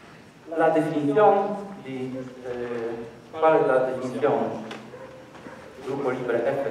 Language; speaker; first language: Spanish; non-native, learner; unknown